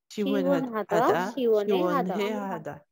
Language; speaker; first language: Korean; non-native, learner; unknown